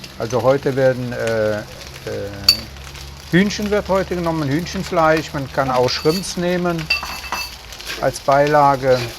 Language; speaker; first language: German; native; German